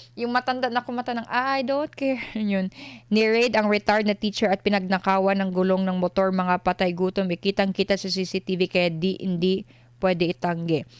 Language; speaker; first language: Filipino; non-native, local second language; Cebuano